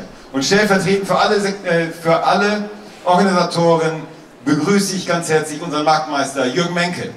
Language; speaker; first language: German; native; German